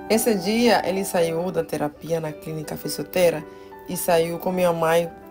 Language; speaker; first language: Portuguese; non-native, fluent; Spanish